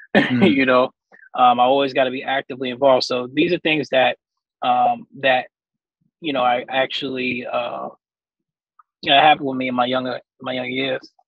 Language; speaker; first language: English; native; English